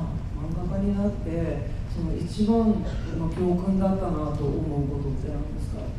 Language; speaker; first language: Japanese; native; Japanese